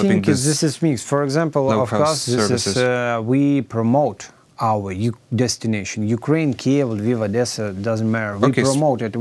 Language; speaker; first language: English; non-native, learner; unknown